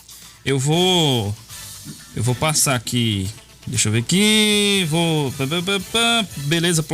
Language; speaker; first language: Portuguese; native; Portuguese